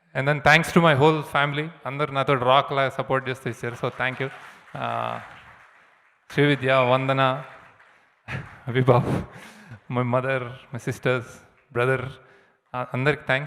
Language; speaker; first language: Telugu; native; Telugu